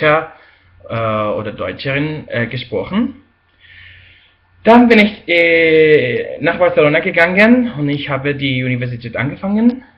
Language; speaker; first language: German; non-native, fluent; Spanish